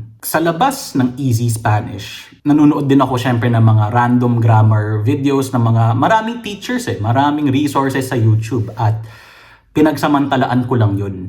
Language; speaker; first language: Filipino; native; Filipino